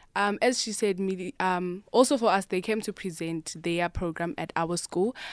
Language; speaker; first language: English; non-native, local second language; Xhosa